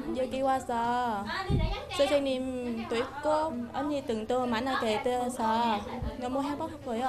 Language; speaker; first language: Korean; non-native, learner; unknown